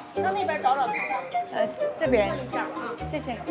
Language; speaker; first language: Chinese; non-native, learner; Korean